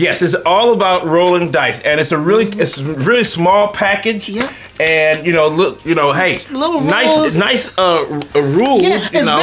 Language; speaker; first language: English; native; English